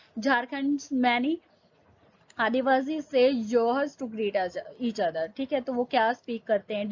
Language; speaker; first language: Hindi; native; Hindi